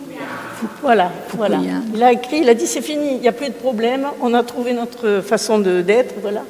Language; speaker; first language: French; early bilingual, other home language; Spanish